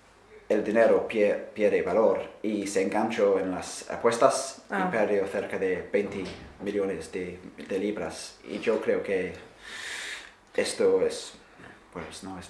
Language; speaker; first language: Spanish; non-native, fluent; English